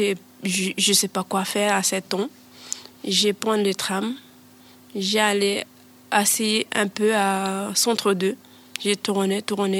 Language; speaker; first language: French; non-native, learner; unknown